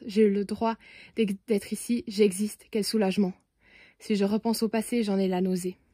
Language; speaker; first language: French; native; French